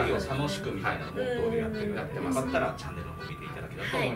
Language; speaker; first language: Japanese; native; Japanese